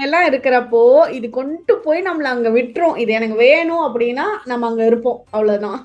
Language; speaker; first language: Tamil; native; Tamil